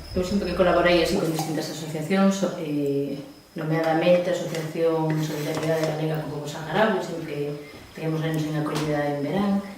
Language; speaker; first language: Galician; non-native, local second language; Spanish